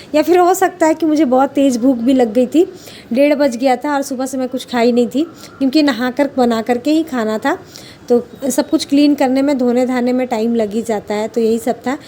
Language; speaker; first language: Hindi; native; Hindi